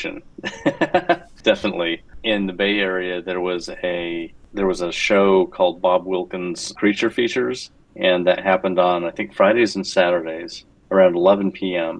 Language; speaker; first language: English; native; English